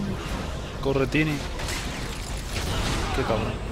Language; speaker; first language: Spanish; native; Spanish